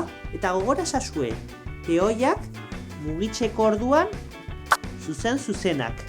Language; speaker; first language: Basque; non-native, local second language; Spanish